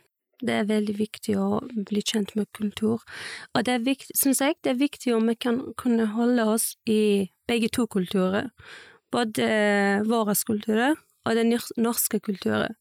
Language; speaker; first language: Norwegian; non-native, learner; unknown